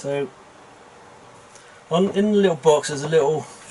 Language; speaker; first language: English; native; English